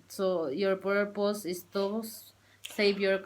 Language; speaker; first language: English; non-native, learner; Filipino